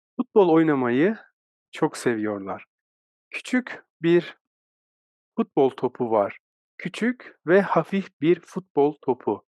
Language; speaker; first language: Turkish; native; Turkish